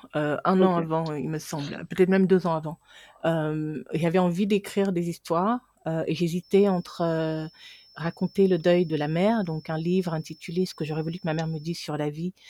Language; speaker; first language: French; non-native, local second language; Fang